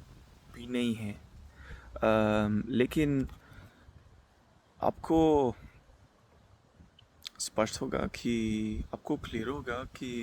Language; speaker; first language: Hindi; non-native, learner; Dutch